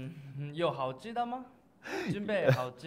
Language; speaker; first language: Chinese; non-native, learner; Japanese